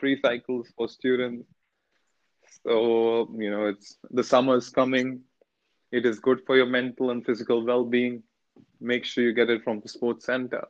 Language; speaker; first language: English; non-native, local second language; Hindi